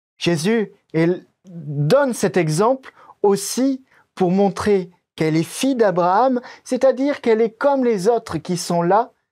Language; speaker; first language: French; native; French